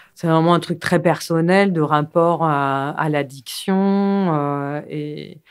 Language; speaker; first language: French; native; French